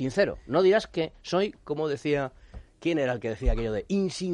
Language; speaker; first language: Spanish; native; Spanish